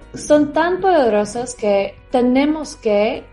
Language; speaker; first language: Spanish; non-native, fluent; English